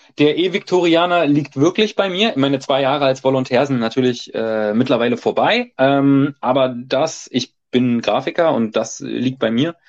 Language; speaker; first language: German; native; German